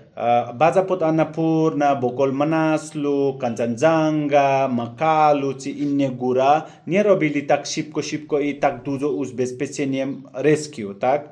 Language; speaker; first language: Polish; non-native, learner; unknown